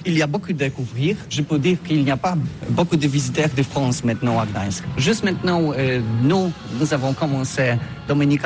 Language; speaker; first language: French; non-native, learner; Polish